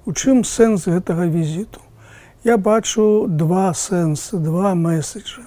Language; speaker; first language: Belarusian; native; Belarusian